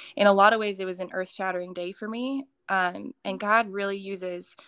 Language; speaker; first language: English; early bilingual, other home language; Hindi